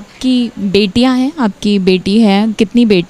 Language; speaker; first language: Hindi; native; Hindi